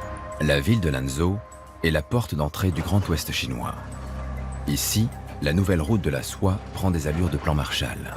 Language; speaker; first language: French; native; French